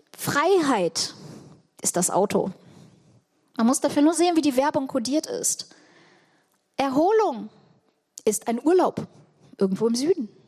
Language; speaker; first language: German; early bilingual, other home language; Russian